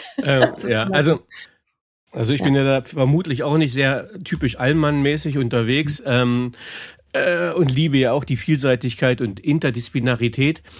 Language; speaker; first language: German; native; German